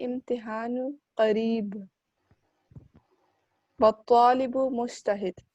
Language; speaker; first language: Arabic; non-native, learner; Urdu